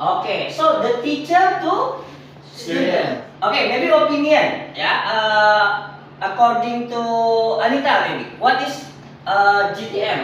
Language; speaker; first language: English; non-native, fluent; Indonesian